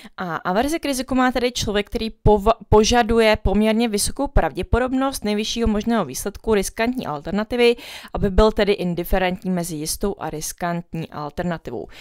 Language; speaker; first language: Czech; early bilingual, other home language; Vietnamese